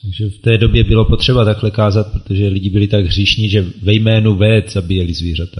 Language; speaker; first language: Czech; native; Czech